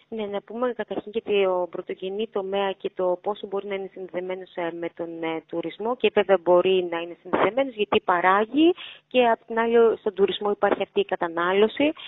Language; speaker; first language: Greek; native; Greek